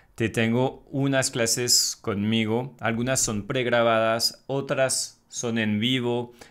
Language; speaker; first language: Spanish; non-native, fluent; French